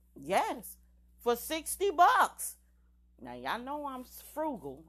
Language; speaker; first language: English; native; English